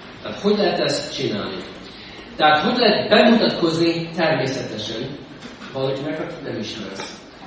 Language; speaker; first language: Hungarian; non-native, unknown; English